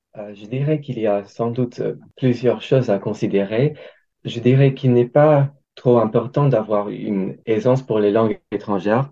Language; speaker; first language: French; non-native, fluent; English